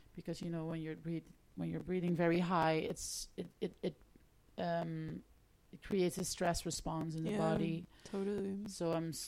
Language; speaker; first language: English; non-native, fluent; Dutch